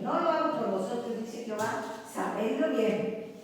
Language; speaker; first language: Spanish; native; Spanish